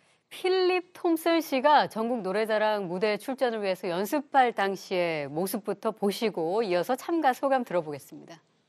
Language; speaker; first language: Korean; native; Korean